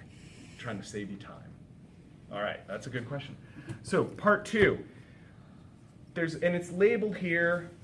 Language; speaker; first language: English; native; English